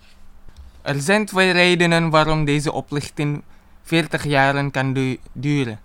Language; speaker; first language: Dutch; non-native, fluent; Indonesian